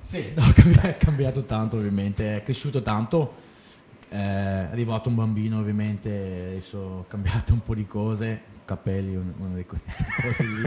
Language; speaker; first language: Italian; non-native, fluent; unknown